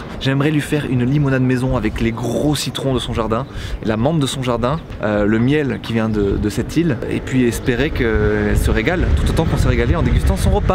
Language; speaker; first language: French; native; French